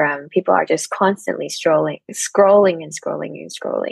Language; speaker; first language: English; non-native, local second language; Cantonese